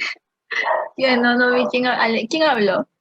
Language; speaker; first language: Spanish; native; Spanish